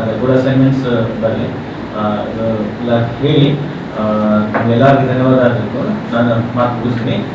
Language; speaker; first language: Kannada; non-native, local second language; Hindi